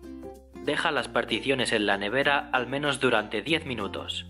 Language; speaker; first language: Spanish; native; Spanish